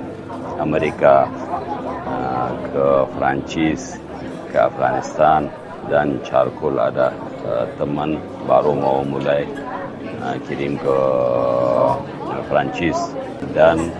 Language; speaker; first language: Indonesian; non-native, learner; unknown